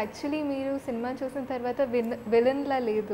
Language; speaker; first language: Telugu; non-native, learner; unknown